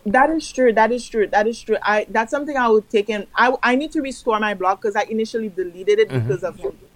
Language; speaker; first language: English; early bilingual, other home language; Haitian Creole